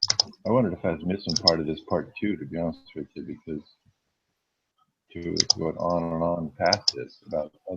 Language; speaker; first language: English; native; English